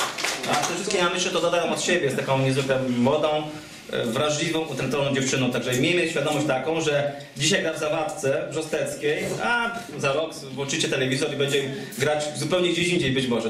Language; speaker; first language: Polish; native; Polish